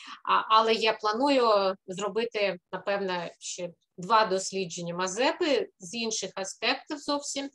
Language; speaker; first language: Ukrainian; non-native, fluent; Russian